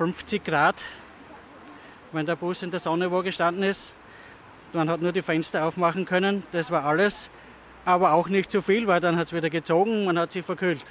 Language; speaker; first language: German; native; German